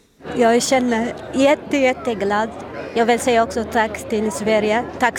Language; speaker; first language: Swedish; non-native, learner; Arabic